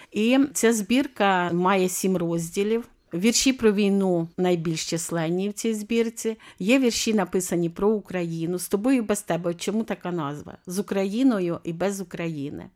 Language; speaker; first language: Ukrainian; native; Ukrainian